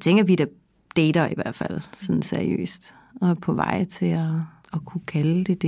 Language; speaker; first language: Danish; native; Danish